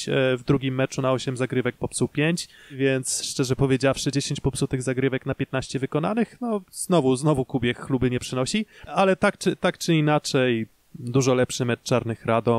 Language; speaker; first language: Polish; native; Polish